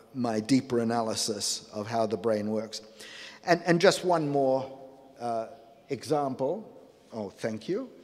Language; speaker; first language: English; native; English